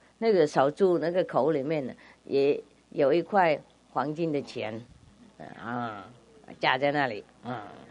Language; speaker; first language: Chinese; non-native, fluent; Vietnamese